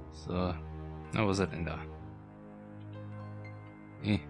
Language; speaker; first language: German; native; German